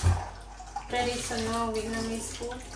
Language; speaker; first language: English; non-native, learner; Vietnamese